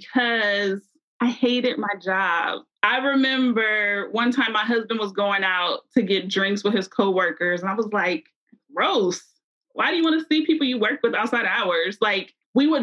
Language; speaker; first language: English; native; English